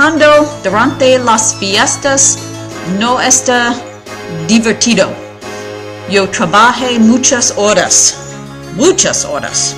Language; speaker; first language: Spanish; non-native, learner; English